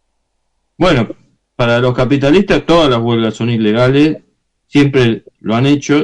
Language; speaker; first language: Spanish; native; Spanish